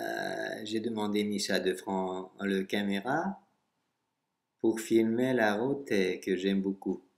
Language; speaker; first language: French; non-native, fluent; Russian